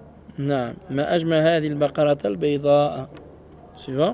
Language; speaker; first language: Arabic; early bilingual, heritage; French